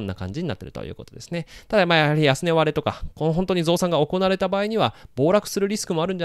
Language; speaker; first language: Japanese; native; Japanese